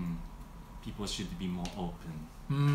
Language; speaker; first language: English; non-native, learner; Japanese